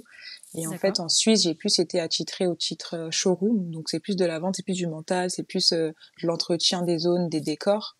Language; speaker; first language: French; native; French